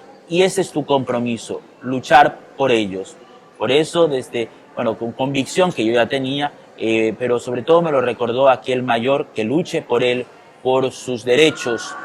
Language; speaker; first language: Spanish; native; Spanish